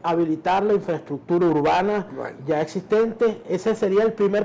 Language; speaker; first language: Spanish; native; Spanish